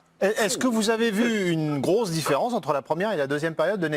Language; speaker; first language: French; native; French